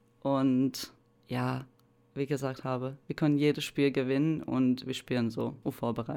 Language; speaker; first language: German; non-native, fluent; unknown